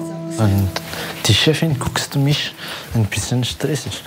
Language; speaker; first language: German; non-native, learner; Malagasy